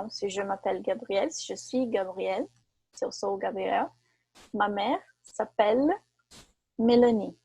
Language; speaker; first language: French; non-native, fluent; Portuguese